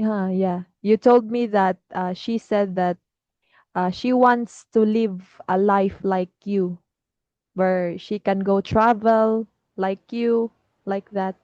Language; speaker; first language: English; non-native, fluent; Filipino